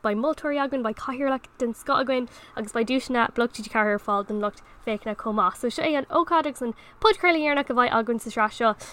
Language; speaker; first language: Irish; non-native, local second language; English